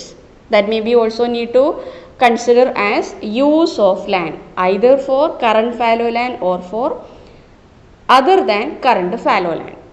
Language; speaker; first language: English; non-native, local second language; Malayalam